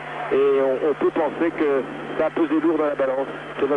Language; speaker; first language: French; native; French